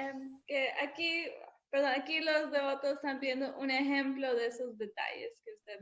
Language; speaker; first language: Spanish; native; Spanish